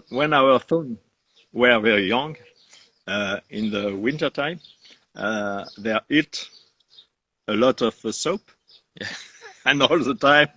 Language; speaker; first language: English; non-native, learner; French